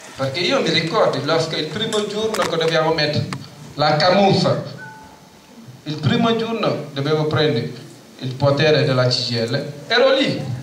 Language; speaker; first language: Italian; non-native, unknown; Wolof